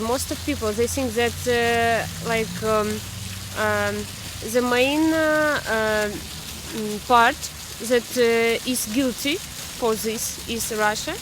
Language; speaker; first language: English; non-native, learner; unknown